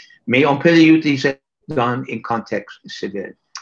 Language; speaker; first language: French; non-native, fluent; English